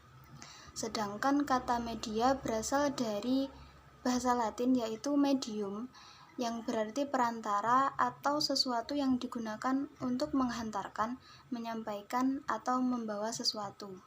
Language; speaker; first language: Indonesian; native; Indonesian